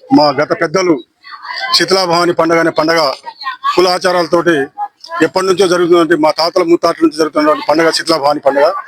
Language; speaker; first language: Telugu; non-native, local second language; Lambadi